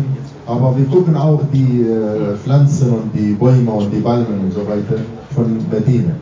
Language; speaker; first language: German; non-native, fluent; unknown